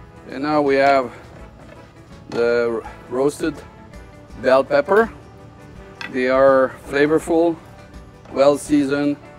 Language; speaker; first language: English; non-native, fluent; French